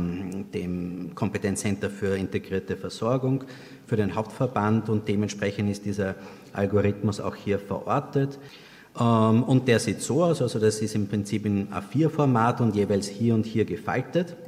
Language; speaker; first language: German; native; German